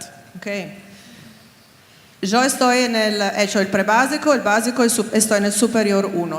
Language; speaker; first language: Spanish; non-native, fluent; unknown